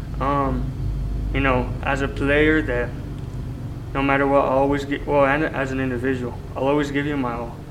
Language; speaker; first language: English; native; English